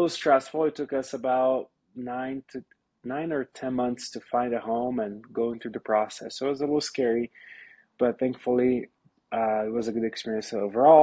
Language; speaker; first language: English; non-native, fluent; Portuguese